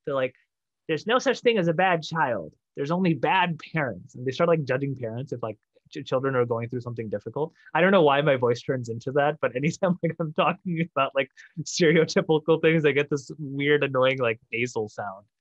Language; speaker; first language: English; native; English